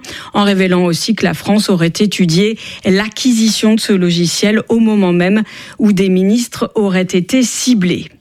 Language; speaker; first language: French; native; French